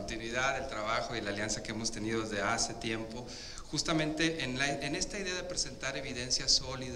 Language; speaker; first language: Spanish; native; Spanish